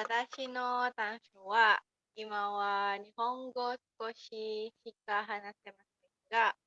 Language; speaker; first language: Japanese; non-native, learner; Indonesian